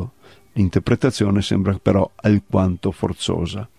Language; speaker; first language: Italian; native; Italian